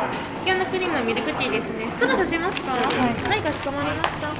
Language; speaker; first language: Japanese; native; Japanese